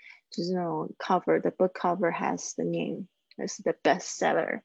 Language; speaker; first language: English; non-native, fluent; Chinese